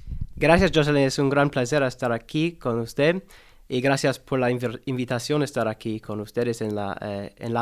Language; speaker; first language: Spanish; non-native, learner; English